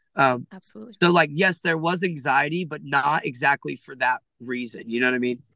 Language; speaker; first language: English; native; English